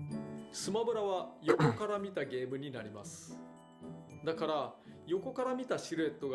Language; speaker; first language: Japanese; native; Japanese